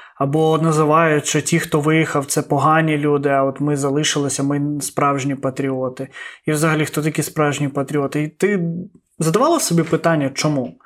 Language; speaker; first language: Ukrainian; non-native, local second language; Russian